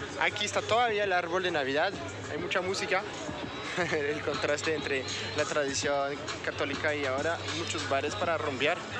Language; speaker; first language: Spanish; non-native, fluent; French